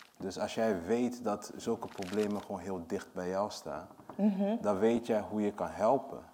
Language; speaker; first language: Dutch; early bilingual, other home language; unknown